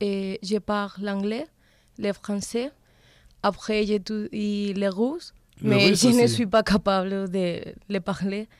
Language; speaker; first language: French; non-native, learner; Spanish